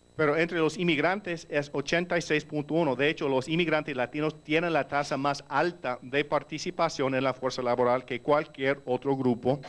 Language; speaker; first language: Spanish; early bilingual, heritage; Spanish